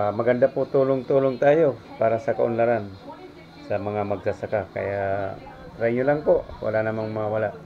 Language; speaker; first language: Filipino; non-native, local second language; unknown